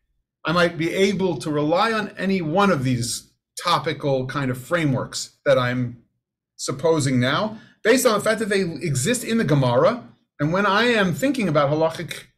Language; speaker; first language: English; native; English